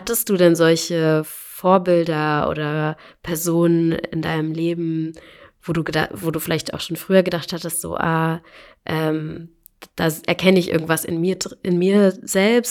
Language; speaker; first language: German; native; German